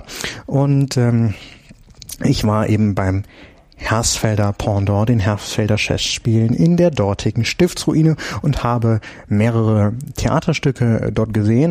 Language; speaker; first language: German; native; German